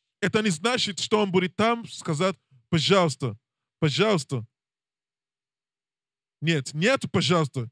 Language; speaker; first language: Russian; non-native, learner; English